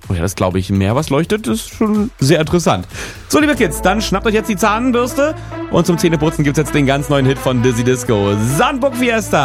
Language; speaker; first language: German; native; German